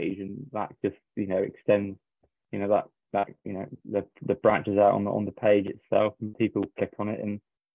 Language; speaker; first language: English; native; English